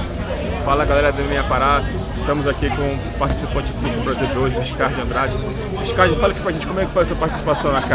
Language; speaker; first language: Portuguese; native; Portuguese